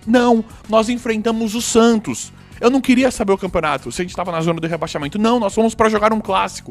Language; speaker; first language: Portuguese; native; Portuguese